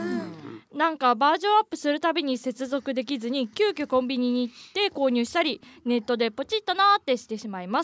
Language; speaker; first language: Japanese; native; Japanese